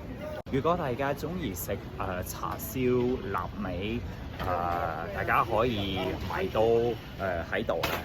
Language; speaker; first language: Chinese; non-native, learner; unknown